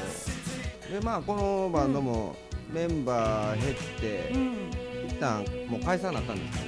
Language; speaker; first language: Japanese; native; Japanese